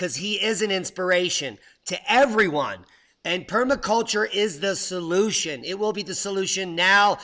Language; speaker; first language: English; native; English